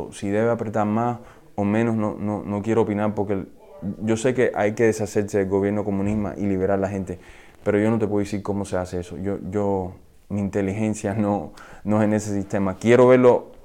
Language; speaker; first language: Spanish; native; Spanish